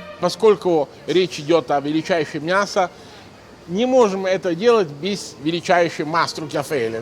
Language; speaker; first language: Russian; non-native, fluent; Italian